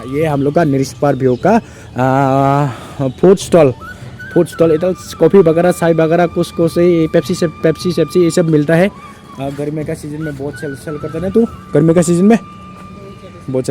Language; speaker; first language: Hindi; non-native, local second language; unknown